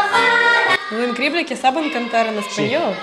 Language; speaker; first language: Spanish; non-native, fluent; Russian